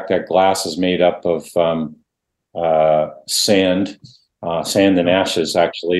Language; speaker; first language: English; non-native, fluent; Dutch